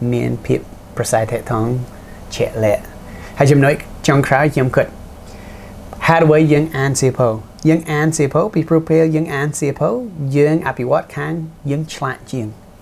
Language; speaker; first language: Khmer; non-native, fluent; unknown